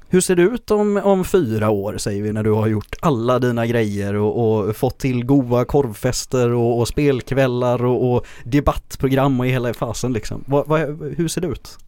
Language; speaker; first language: Swedish; native; Swedish